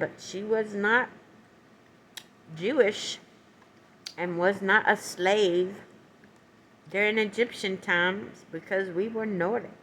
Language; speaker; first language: English; native; English